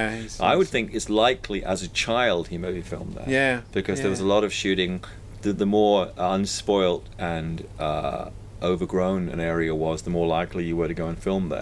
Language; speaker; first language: English; native; English